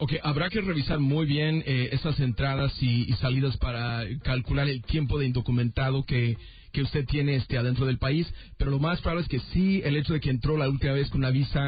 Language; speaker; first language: Spanish; native; Spanish